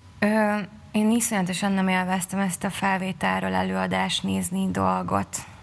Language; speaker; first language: Hungarian; native; Hungarian